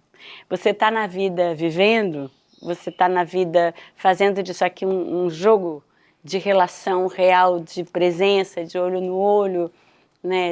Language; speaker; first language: Portuguese; native; Portuguese